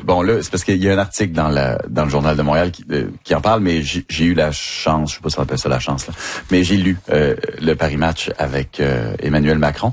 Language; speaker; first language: French; native; French